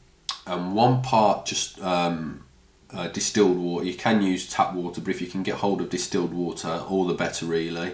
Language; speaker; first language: English; native; English